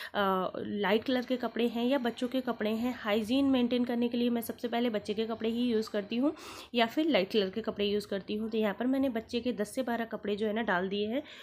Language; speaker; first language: Hindi; native; Hindi